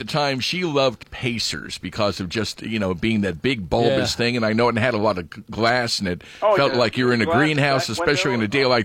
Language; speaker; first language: English; native; English